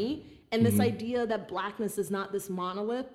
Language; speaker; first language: English; early bilingual, other home language; Haitian Creole